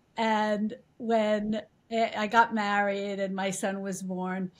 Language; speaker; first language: English; native; English